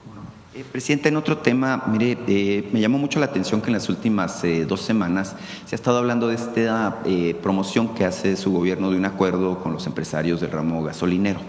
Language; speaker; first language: Spanish; native; Spanish